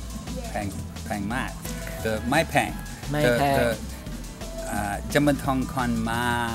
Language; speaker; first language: Thai; non-native, learner; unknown